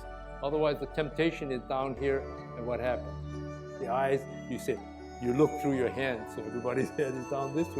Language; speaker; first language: English; native; English